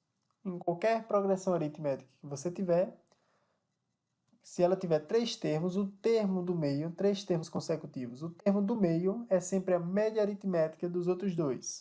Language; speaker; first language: Portuguese; native; Portuguese